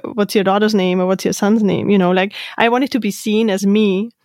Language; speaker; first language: English; non-native, fluent; German